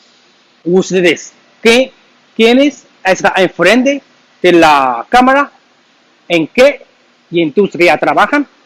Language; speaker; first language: Spanish; non-native, learner; Chinese